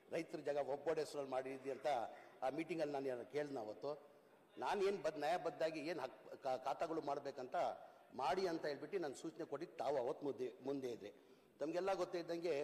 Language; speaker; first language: Kannada; non-native, local second language; Urdu